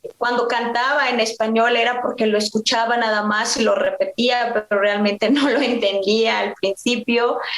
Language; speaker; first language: Spanish; non-native, local second language; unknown